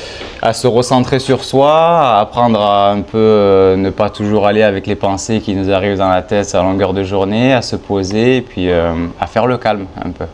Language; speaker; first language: French; native; French